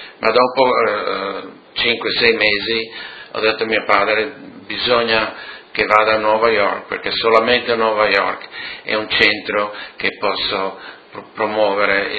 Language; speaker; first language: Italian; non-native, local second language; Friulian